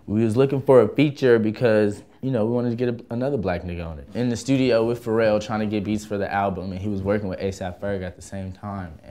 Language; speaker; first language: English; native; English